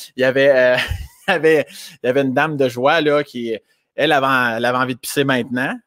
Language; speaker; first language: French; native; French